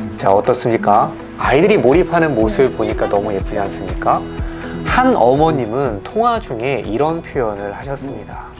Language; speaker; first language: Korean; native; Korean